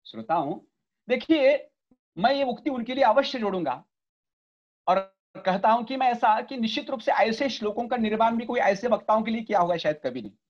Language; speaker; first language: Hindi; non-native, local second language; Marathi